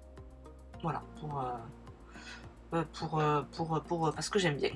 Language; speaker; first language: French; native; French